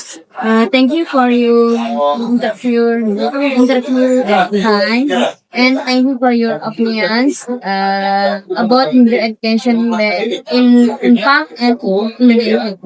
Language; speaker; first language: English; non-native, learner; Indonesian